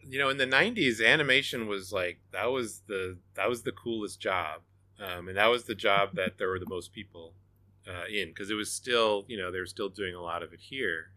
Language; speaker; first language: English; native; English